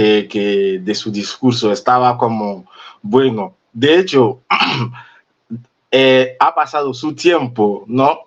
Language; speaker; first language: Spanish; non-native, fluent; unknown